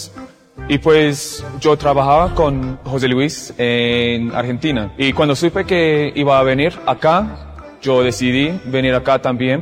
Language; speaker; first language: Spanish; non-native, fluent; English